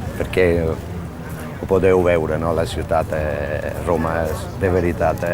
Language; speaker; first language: Catalan; non-native, fluent; Italian